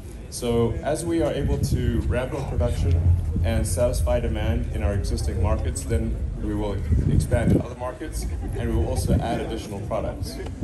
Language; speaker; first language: English; native; English